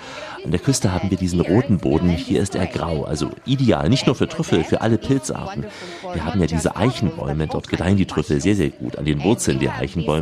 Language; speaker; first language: German; native; German